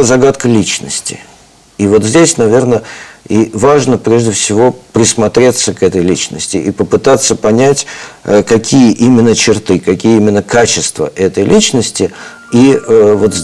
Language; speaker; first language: Russian; native; Russian